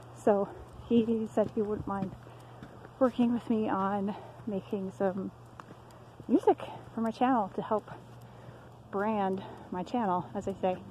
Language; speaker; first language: English; native; English